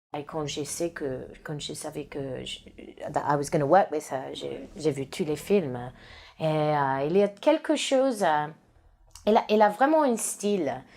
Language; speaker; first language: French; non-native, learner; English